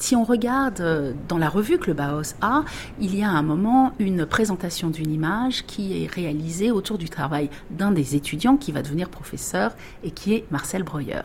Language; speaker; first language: French; native; French